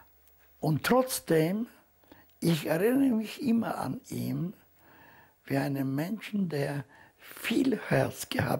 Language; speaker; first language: German; non-native, fluent; Polish